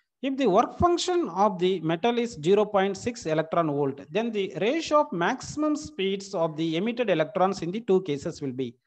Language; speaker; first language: English; non-native, local second language; Tamil